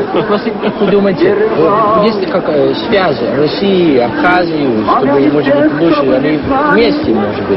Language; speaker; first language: Russian; non-native, learner; Dutch